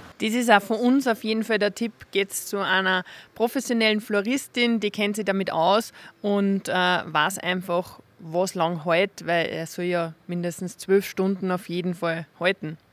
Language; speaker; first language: German; native; German